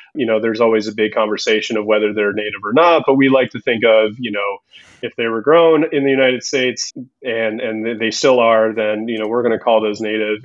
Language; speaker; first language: English; early bilingual, other home language; Spanish